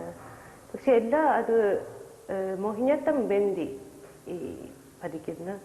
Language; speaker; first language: Malayalam; non-native, learner; Japanese